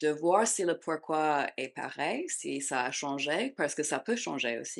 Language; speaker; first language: French; non-native, fluent; English